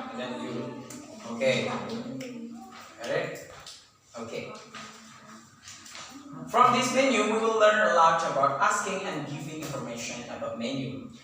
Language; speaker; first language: English; non-native, learner; Indonesian